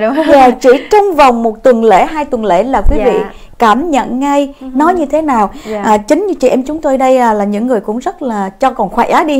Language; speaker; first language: Vietnamese; native; Vietnamese